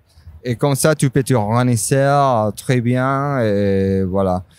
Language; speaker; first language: French; non-native, fluent; Spanish